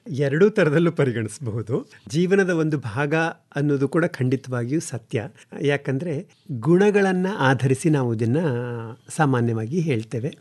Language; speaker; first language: Kannada; native; Kannada